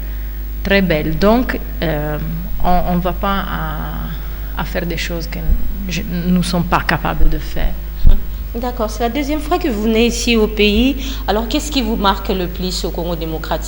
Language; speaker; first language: French; non-native, fluent; Italian